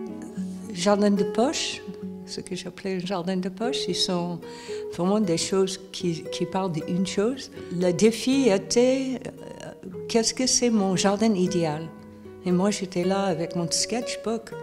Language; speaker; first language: French; non-native, fluent; English